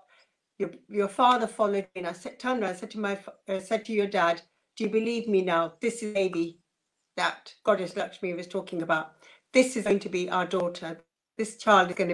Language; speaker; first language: English; non-native, local second language; Punjabi